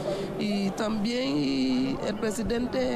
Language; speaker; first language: Spanish; non-native, learner; Haitian Creole